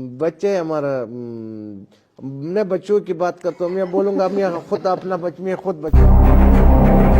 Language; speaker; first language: Urdu; non-native, local second language; Pashto